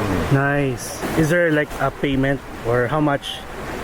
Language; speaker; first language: English; non-native, local second language; Filipino